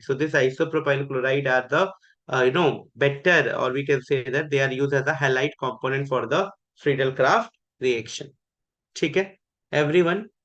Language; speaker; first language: English; non-native, local second language; Hindi